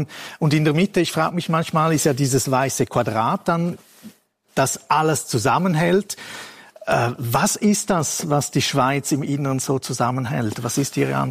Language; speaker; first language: German; non-native, local second language; Romansh